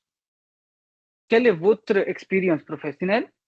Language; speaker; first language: French; non-native, learner; Hindi